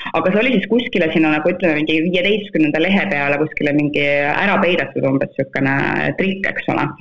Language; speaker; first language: Estonian; native; Estonian